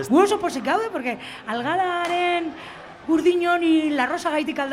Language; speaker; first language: Basque; native; Basque